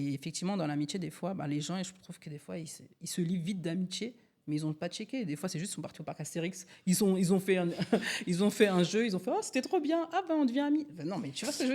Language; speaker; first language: French; native; French